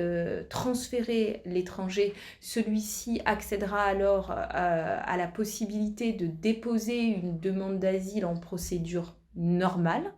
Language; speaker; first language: French; native; French